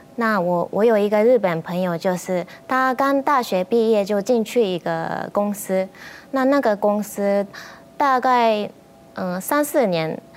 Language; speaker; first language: Chinese; non-native, fluent; Japanese